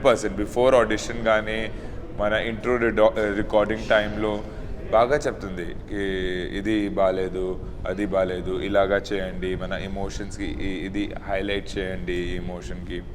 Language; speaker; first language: Telugu; non-native, learner; Hindi